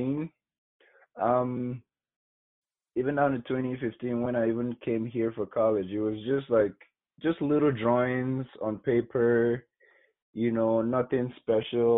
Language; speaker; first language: English; non-native, local second language; Igbo